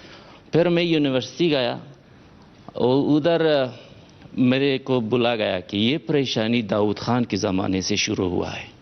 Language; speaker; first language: Hindi; non-native, fluent; Persian